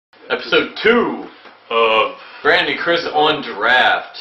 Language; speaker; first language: English; native; English